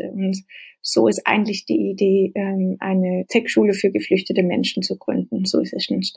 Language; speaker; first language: German; non-native, fluent; Danish